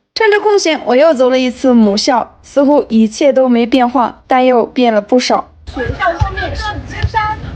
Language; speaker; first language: Chinese; non-native, local second language; Tibetan